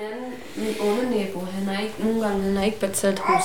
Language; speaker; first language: Danish; non-native, learner; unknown